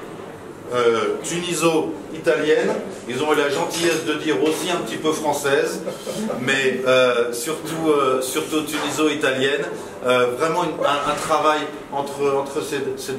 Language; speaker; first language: French; native; French